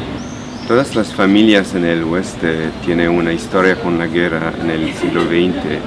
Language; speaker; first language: Spanish; non-native, fluent; French